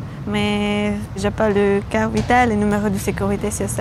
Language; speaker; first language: French; non-native, learner; Romanian